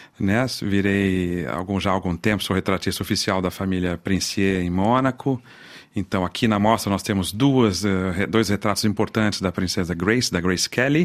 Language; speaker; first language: Portuguese; native; Portuguese